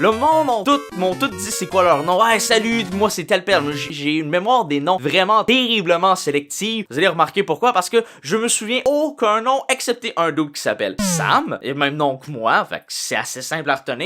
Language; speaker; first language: French; native; French